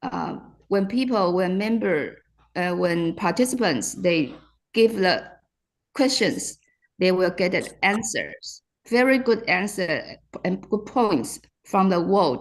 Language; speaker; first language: English; non-native, fluent; Chinese